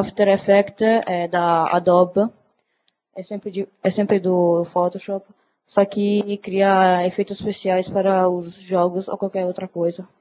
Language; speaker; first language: Portuguese; early bilingual, other home language; Italian